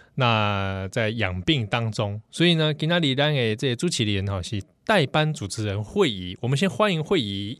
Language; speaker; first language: Chinese; native; Chinese